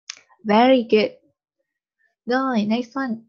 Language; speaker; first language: English; non-native, learner; Vietnamese